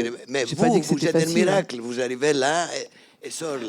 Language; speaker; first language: French; non-native, fluent; Greek